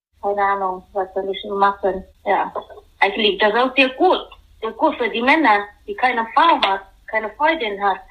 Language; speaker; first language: German; non-native, learner; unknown